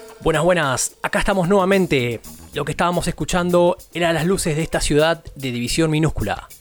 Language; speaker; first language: Spanish; native; Spanish